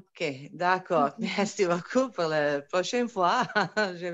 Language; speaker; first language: French; non-native, learner; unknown